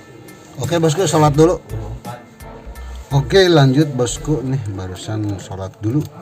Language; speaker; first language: Indonesian; native; Indonesian